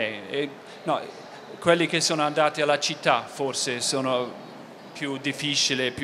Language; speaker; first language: Italian; non-native, fluent; English